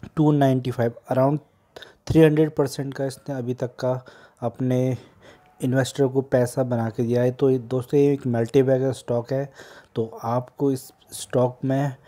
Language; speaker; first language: Hindi; native; Hindi